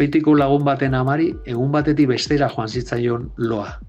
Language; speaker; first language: Basque; native; Basque